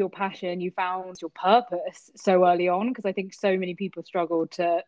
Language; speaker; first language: English; native; English